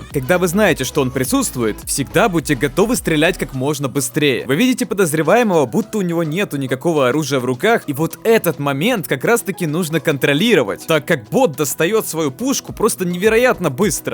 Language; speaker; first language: Russian; native; Russian